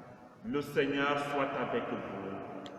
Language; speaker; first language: French; native; French